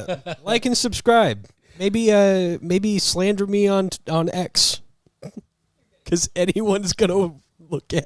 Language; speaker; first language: English; native; English